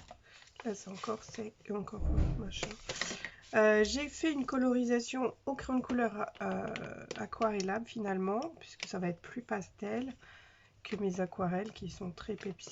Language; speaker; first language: French; native; French